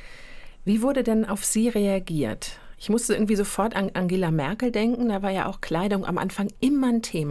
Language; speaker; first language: German; native; German